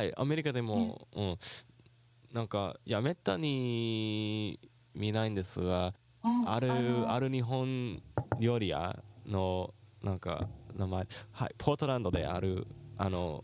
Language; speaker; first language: Japanese; non-native, fluent; English